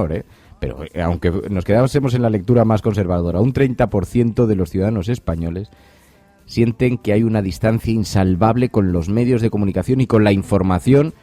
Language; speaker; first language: Spanish; native; Spanish